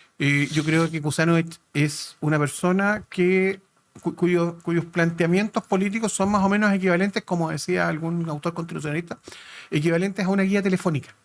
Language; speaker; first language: Spanish; native; Spanish